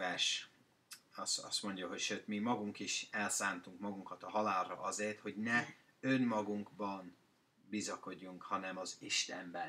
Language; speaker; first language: Hungarian; non-native, fluent; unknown